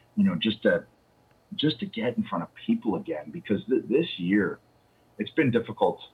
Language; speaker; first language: English; native; English